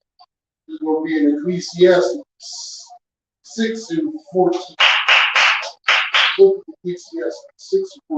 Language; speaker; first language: English; native; English